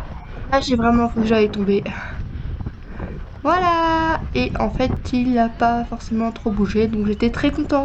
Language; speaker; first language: French; native; French